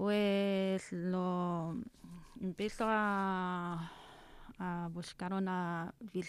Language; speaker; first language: Spanish; non-native, learner; Arabic